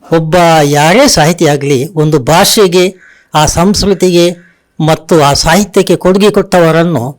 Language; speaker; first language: Kannada; non-native, local second language; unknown